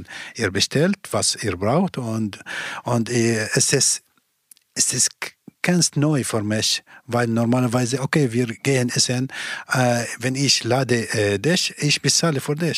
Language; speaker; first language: German; non-native, learner; Persian